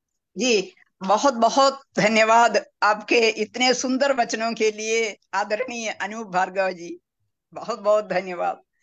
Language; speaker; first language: Hindi; non-native, fluent; Russian